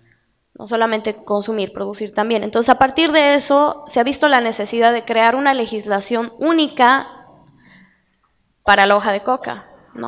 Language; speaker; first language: Spanish; native; Spanish